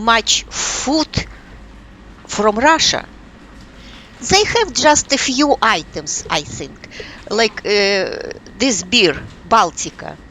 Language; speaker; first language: English; non-native, fluent; Russian